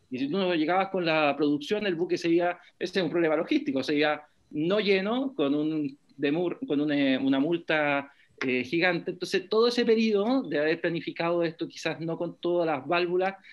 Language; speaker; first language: Spanish; native; Spanish